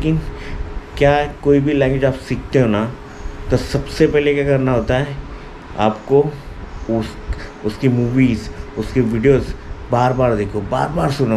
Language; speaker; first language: Hindi; non-native, local second language; Marathi